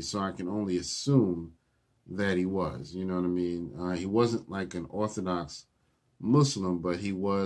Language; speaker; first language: English; native; English